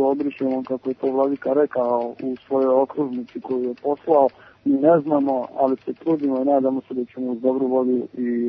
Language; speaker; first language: Serbian; native; Serbian